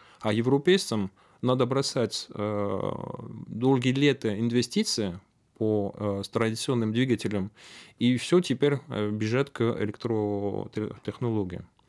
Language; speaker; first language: Russian; non-native, fluent; French